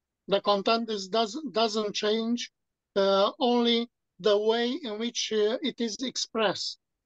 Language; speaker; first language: English; non-native, fluent; Romanian